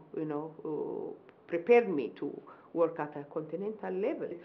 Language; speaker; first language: English; non-native, fluent; Amharic